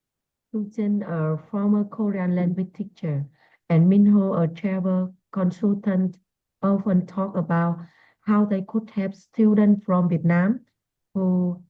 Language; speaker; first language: English; non-native, learner; Vietnamese